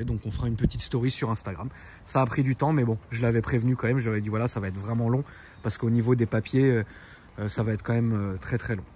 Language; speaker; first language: French; native; French